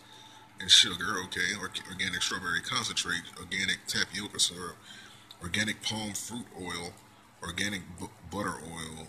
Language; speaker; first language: English; native; English